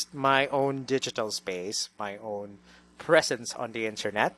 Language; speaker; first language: English; non-native, local second language; Cebuano